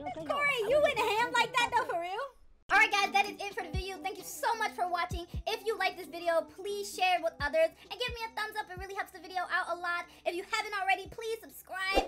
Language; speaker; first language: English; native; English